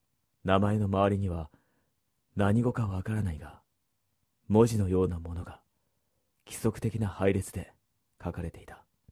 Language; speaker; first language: Japanese; native; Japanese